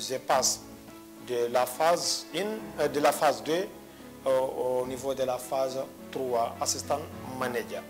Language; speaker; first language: French; non-native, local second language; Fula